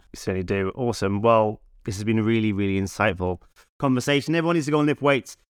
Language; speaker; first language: English; native; English